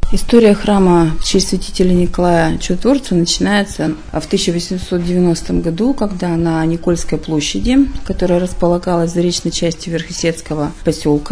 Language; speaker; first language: Russian; native; Russian